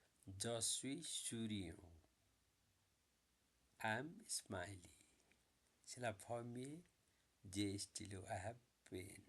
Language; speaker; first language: French; non-native, learner; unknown